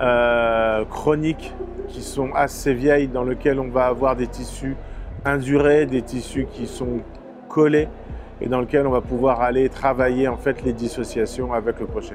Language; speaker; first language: French; native; French